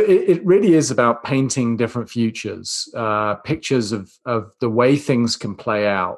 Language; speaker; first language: English; native; English